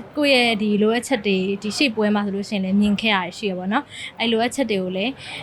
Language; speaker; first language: Burmese; native; Burmese